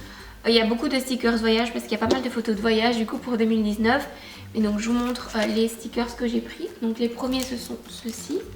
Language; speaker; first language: French; native; French